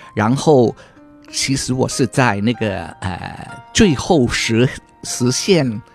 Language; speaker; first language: Chinese; non-native, local second language; Cantonese